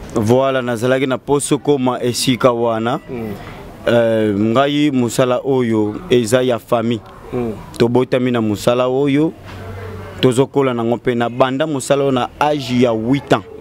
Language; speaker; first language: Lingala; non-native, local second language; Kongo